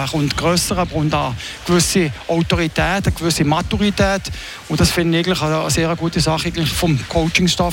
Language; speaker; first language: German; native; German